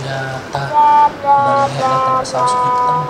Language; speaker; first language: Indonesian; native; Indonesian